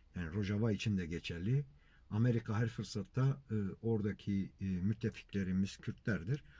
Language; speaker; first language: Turkish; non-native, local second language; Kurdish